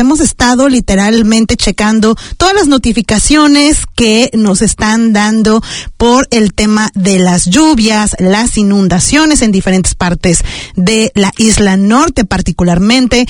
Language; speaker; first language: Spanish; native; Spanish